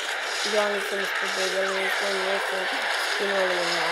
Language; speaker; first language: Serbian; early bilingual, heritage; Serbian